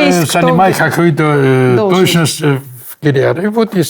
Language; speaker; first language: Russian; non-native, fluent; German